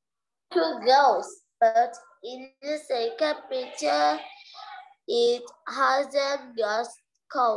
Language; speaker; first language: English; non-native, learner; Vietnamese